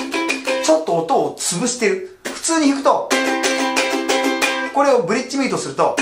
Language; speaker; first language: Japanese; native; Japanese